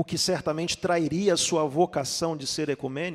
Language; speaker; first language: Portuguese; native; Portuguese